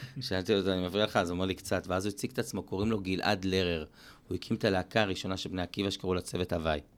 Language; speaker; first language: Hebrew; native; Hebrew